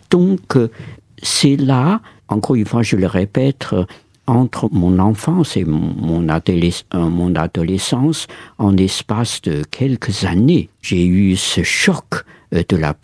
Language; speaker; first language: French; non-native, fluent; Chinese